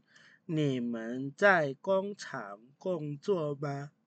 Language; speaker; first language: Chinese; non-native, fluent; Indonesian